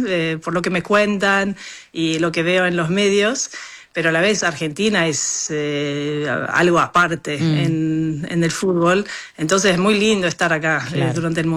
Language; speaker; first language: Spanish; non-native, fluent; Norwegian